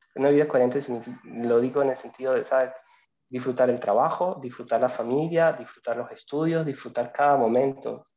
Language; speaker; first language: Spanish; native; Spanish